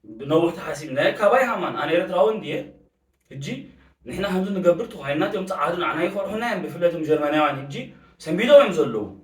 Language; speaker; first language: Tigrinya; early bilingual, heritage; Tigrinya